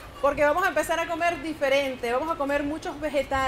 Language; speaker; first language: Spanish; native; Spanish